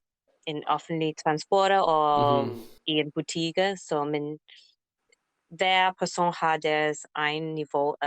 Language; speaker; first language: Danish; non-native, learner; English